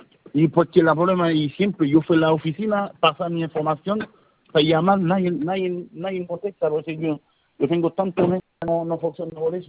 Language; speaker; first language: Spanish; non-native, learner; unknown